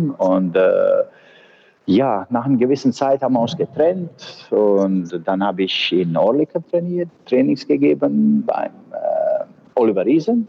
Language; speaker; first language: German; non-native, fluent; Bosnian